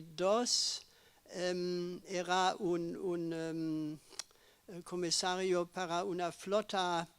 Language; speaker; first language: Spanish; non-native, learner; German